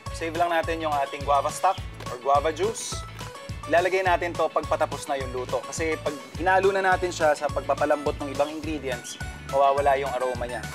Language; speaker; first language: Filipino; non-native, local second language; Iloko